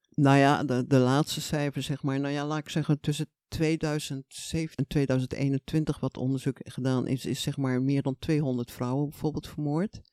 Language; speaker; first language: Dutch; native; Dutch